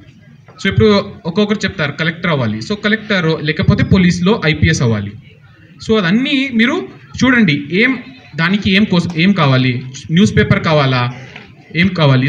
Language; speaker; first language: Telugu; non-native, learner; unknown